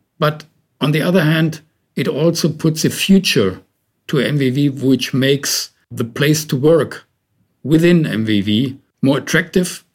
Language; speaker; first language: English; non-native, fluent; German